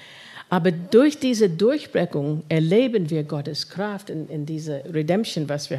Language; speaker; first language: German; non-native, fluent; English